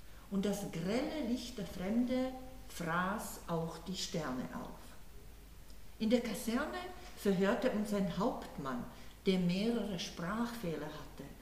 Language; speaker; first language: German; non-native, fluent; Slovak